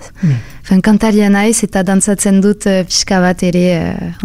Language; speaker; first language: Basque; non-native, local second language; French